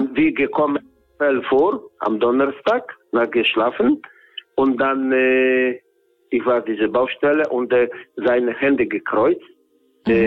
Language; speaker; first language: German; non-native, learner; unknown